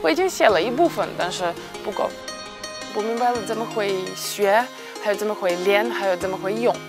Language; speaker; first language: Chinese; non-native, fluent; Serbian